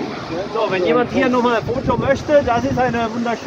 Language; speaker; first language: German; native; German